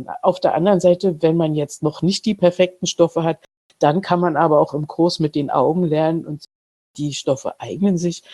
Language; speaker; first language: German; native; German